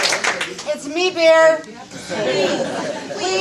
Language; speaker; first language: English; native; English